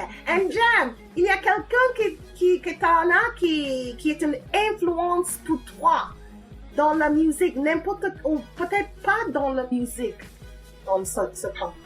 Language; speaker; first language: French; non-native, fluent; English